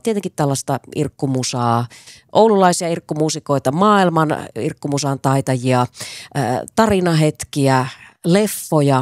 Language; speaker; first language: Finnish; native; Finnish